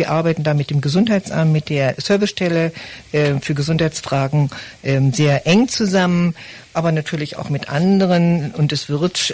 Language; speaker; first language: German; native; German